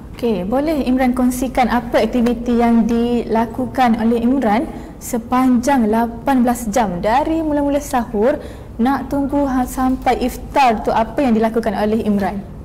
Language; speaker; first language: Malay; native; Malay